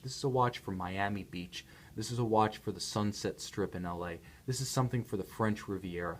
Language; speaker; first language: English; native; English